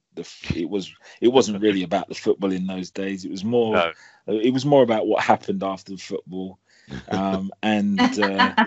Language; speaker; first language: English; native; English